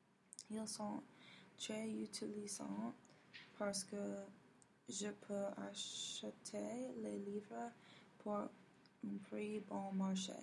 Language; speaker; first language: French; non-native, learner; English